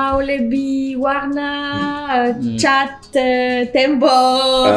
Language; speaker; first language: Indonesian; non-native, learner; French